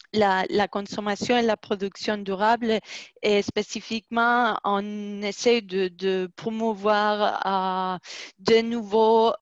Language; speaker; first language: French; non-native, fluent; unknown